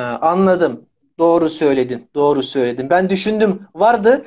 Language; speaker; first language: Turkish; native; Turkish